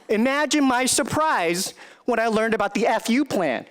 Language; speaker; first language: English; early bilingual, other home language; Chinese